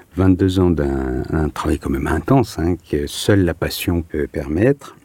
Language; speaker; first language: French; native; French